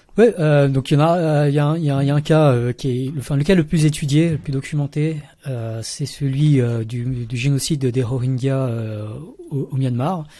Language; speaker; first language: French; early bilingual, other home language; Vietnamese